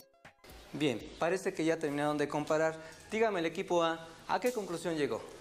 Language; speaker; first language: Spanish; native; Spanish